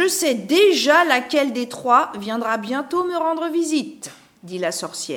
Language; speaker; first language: French; native; French